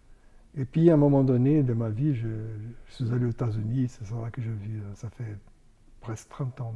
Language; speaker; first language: French; non-native, fluent; Portuguese